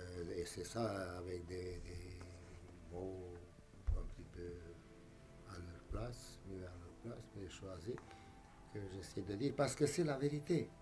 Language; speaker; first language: French; non-native, fluent; Romanian